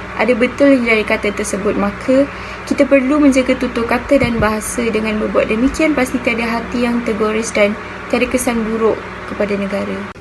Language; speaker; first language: Malay; native; Malay